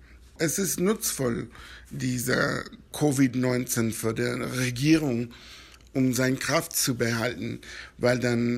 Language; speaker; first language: German; non-native, fluent; Spanish